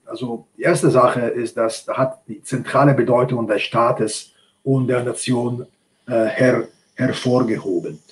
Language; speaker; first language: German; non-native, fluent; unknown